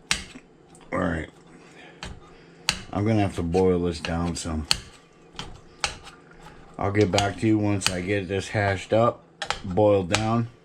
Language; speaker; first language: English; native; English